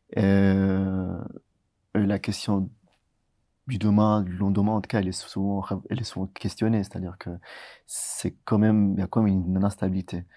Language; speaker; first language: French; early bilingual, other home language; Tigrinya